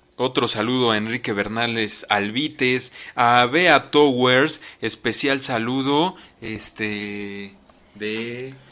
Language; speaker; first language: Spanish; native; Spanish